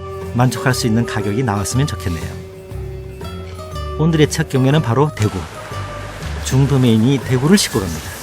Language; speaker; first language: Korean; native; Korean